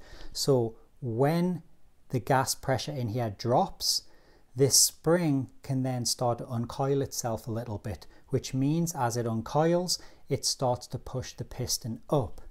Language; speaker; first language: English; native; English